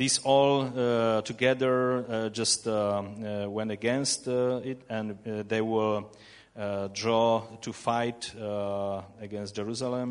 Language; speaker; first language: English; non-native, learner; Czech